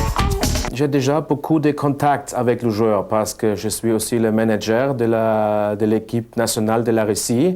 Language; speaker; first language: French; non-native, fluent; German